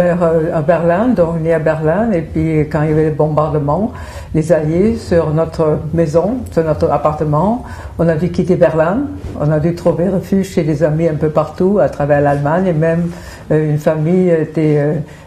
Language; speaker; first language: French; non-native, fluent; German